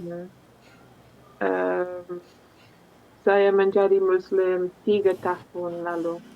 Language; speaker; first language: Indonesian; non-native, learner; English